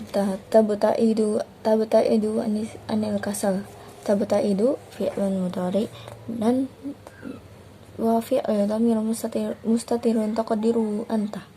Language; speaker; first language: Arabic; non-native, learner; Indonesian